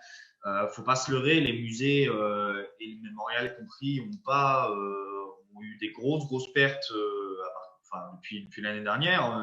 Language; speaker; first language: French; native; French